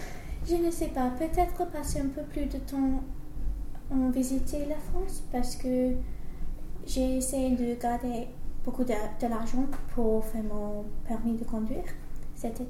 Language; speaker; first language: French; non-native, learner; English